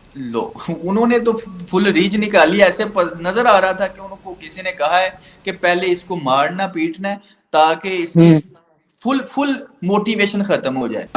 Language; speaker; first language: Urdu; non-native, local second language; Punjabi